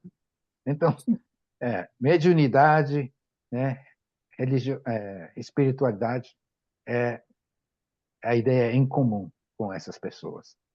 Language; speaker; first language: Portuguese; non-native, fluent; Japanese